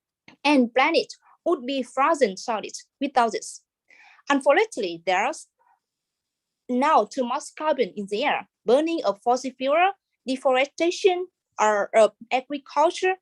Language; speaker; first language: English; non-native, fluent; Vietnamese